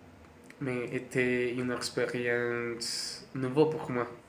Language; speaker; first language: French; non-native, learner; Spanish